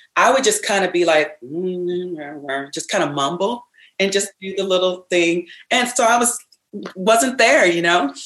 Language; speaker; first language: English; native; English